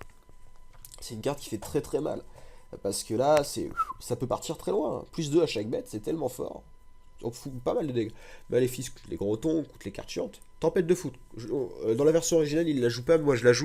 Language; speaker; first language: French; native; French